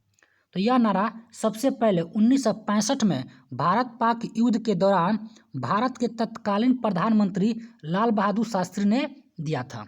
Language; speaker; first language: Hindi; native; Hindi